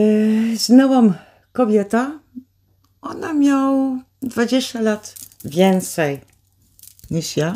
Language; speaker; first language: Polish; early bilingual, heritage; Polish